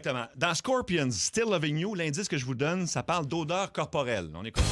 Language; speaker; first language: French; native; French